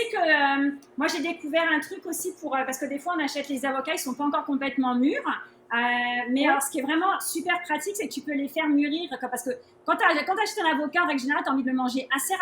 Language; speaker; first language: French; native; French